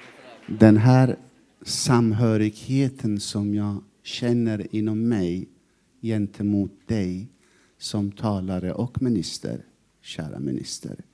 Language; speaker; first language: Swedish; non-native, fluent; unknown